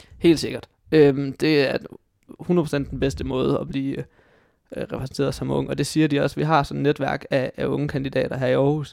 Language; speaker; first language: Danish; native; Danish